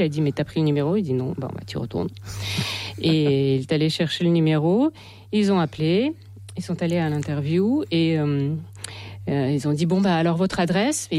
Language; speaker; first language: French; non-native, fluent; Russian